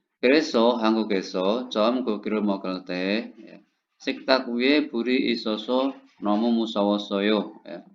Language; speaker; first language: Korean; non-native, fluent; Indonesian